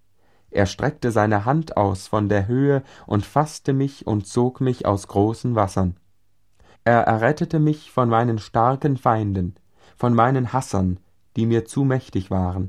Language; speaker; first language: German; native; German